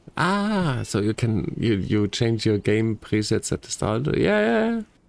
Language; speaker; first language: English; non-native, fluent; German